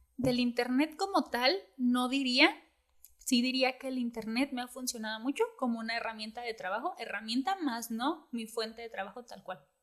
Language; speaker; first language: Spanish; native; Spanish